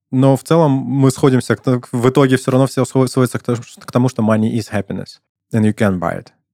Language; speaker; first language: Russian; native; Russian